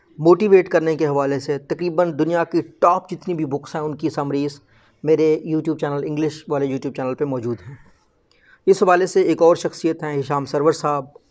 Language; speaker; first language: Urdu; non-native, local second language; Baluchi